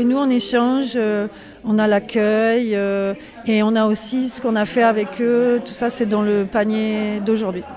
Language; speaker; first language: French; native; French